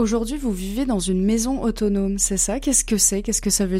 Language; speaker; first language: French; native; French